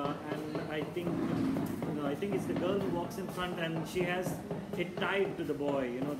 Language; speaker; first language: English; non-native, local second language; Konkani